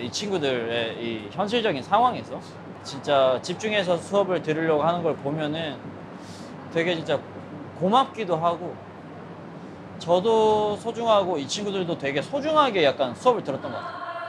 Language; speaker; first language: Korean; native; Korean